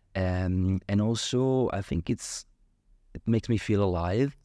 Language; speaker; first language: English; non-native, fluent; Italian